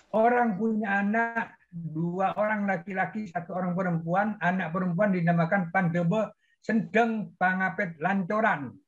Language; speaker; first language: Indonesian; non-native, local second language; Madurese